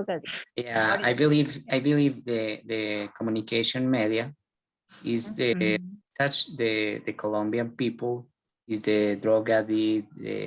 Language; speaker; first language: English; non-native, learner; Spanish